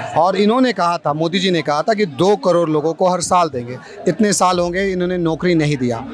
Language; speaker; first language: Hindi; native; Hindi